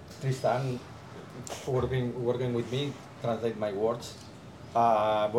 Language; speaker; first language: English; non-native, learner; Spanish